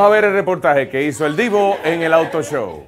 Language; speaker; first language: Spanish; native; Spanish